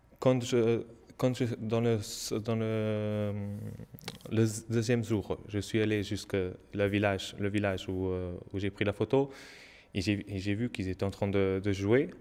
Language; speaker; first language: French; non-native, learner; Portuguese